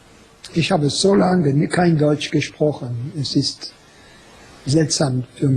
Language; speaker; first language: German; non-native, fluent; French